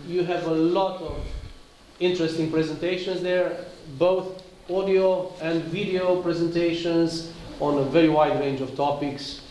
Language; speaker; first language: English; non-native, fluent; Romanian